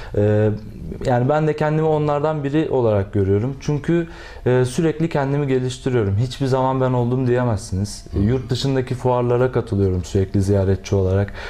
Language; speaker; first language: Turkish; native; Turkish